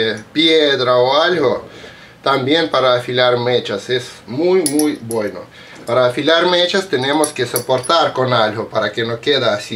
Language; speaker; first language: Spanish; non-native, learner; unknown